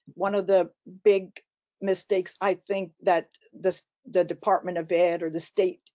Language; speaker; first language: English; early bilingual, other home language; Spanish